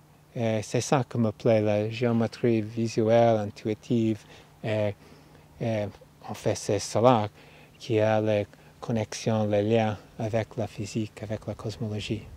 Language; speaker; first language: French; non-native, fluent; English